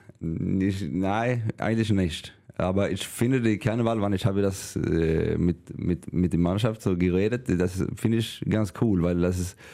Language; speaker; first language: German; non-native, learner; Swedish